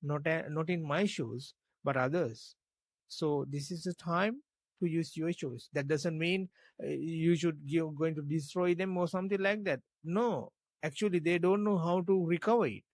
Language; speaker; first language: English; non-native, local second language; Sinhala